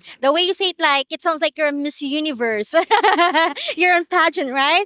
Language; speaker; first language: English; non-native, local second language; Bikol